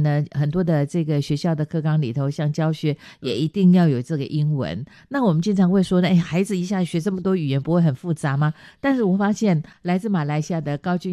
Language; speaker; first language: Chinese; non-native, local second language; Min Nan Chinese